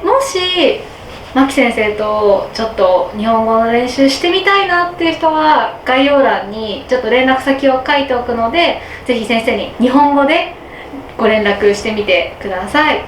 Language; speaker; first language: Japanese; native; Japanese